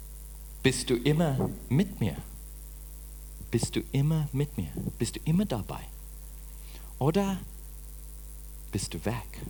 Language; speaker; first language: German; non-native, fluent; English